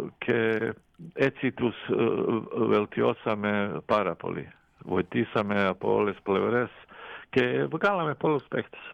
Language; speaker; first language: Greek; non-native, fluent; Croatian